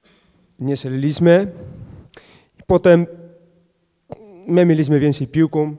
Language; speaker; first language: Polish; non-native, fluent; Spanish